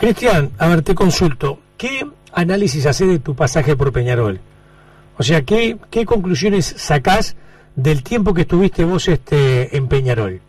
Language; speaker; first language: Spanish; native; Spanish